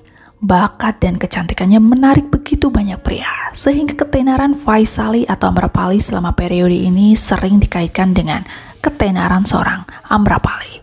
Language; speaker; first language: Indonesian; native; Indonesian